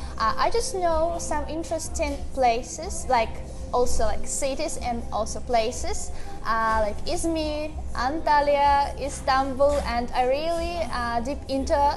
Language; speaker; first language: English; non-native, learner; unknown